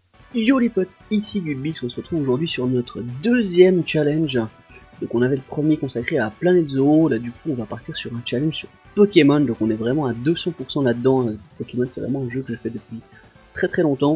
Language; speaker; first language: French; native; French